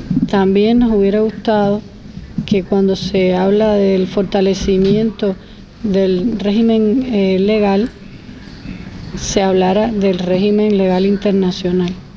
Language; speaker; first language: Spanish; native; Spanish